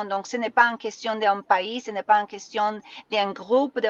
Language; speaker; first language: French; non-native, learner; Spanish